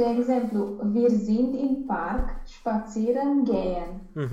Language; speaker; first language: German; non-native, learner; Romanian